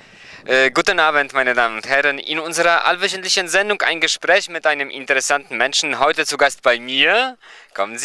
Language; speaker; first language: German; non-native, fluent; Polish